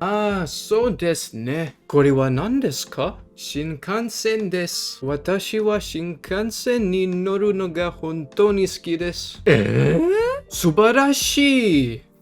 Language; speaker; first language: Japanese; non-native, learner; English